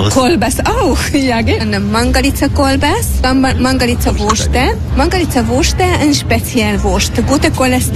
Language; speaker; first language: German; non-native, learner; Hungarian